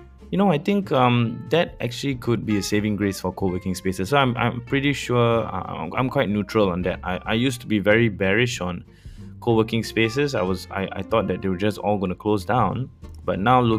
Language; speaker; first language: English; non-native, local second language; Malay